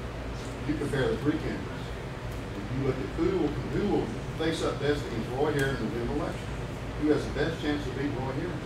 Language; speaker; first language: English; native; English